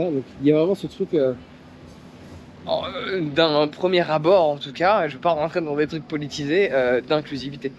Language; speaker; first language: French; native; French